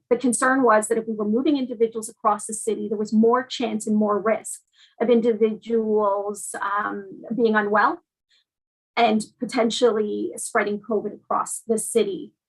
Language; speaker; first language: English; native; English